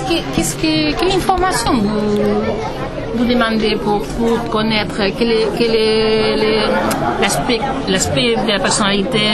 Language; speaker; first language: French; non-native, learner; Spanish